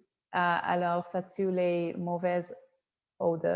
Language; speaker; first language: French; non-native, fluent; Polish